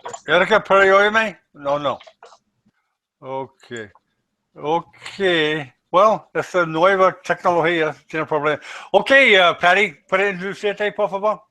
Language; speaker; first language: Spanish; non-native, learner; English